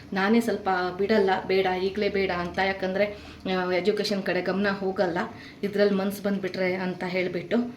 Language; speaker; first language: Kannada; non-native, local second language; Konkani